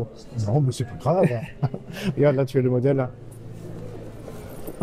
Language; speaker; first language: French; native; French